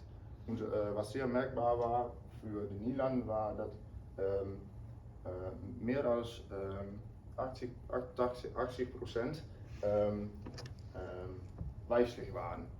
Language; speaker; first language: German; non-native, learner; Dutch